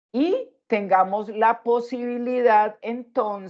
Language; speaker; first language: Spanish; native; Spanish